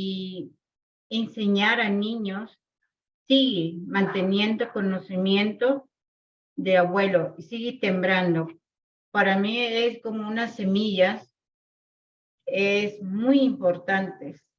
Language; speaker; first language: Spanish; non-native, local second language; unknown